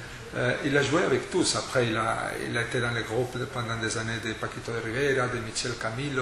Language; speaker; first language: French; non-native, fluent; Spanish